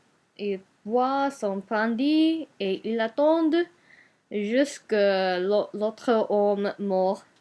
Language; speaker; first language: French; non-native, learner; Japanese